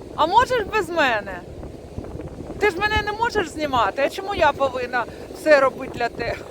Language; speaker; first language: Ukrainian; non-native, local second language; Russian